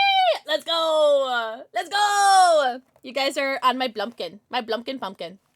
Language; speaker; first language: English; native; English